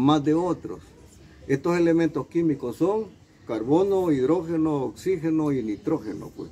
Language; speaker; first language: Spanish; native; Spanish